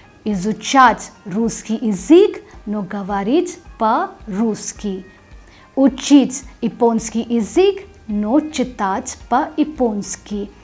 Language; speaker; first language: Russian; non-native, fluent; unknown